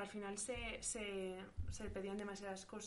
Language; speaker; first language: Spanish; native; Spanish